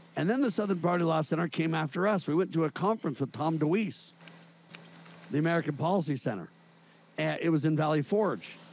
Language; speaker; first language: English; native; English